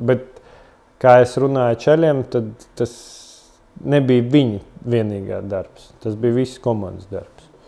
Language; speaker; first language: Latvian; non-native, local second language; Russian